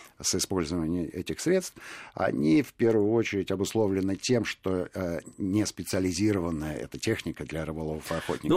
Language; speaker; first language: Russian; native; Russian